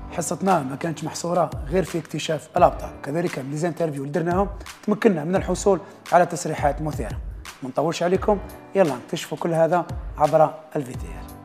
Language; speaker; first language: Arabic; native; Arabic